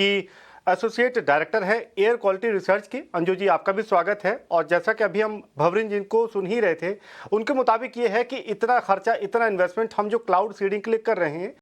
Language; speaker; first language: Hindi; native; Hindi